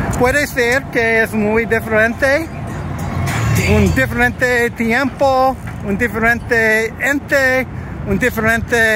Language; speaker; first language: Spanish; non-native, learner; English